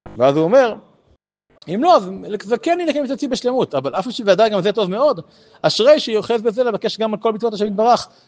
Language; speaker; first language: Hebrew; native; Hebrew